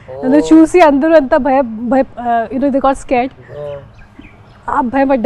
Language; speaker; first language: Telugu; non-native, learner; Hindi